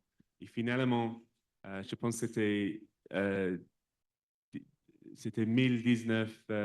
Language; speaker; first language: French; non-native, fluent; English